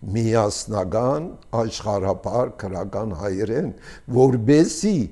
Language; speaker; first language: Armenian; early bilingual, heritage; Armenian